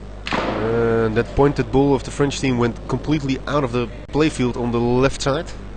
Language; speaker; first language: English; non-native, fluent; Dutch